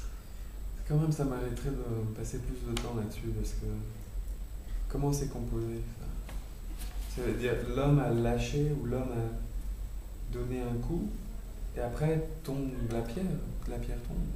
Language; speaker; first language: French; native; French